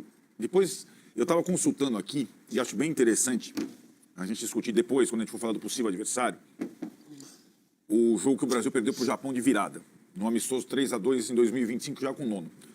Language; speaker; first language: Portuguese; native; Portuguese